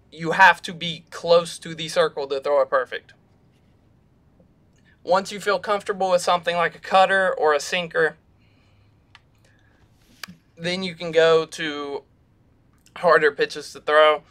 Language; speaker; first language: English; native; English